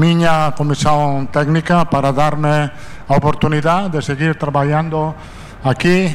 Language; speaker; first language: Portuguese; non-native, fluent; Italian